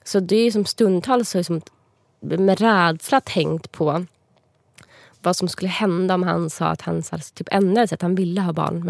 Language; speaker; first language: Swedish; native; Swedish